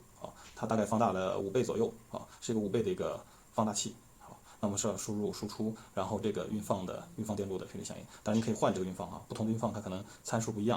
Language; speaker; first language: Chinese; native; Chinese